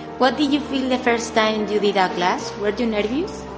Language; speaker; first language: English; non-native, learner; Spanish